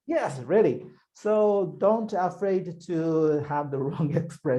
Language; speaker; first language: English; non-native, learner; Chinese